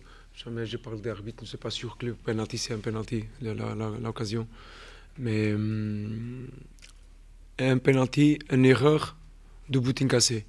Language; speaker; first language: French; non-native, fluent; Portuguese